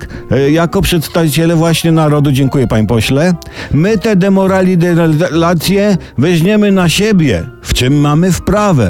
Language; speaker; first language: Polish; native; Polish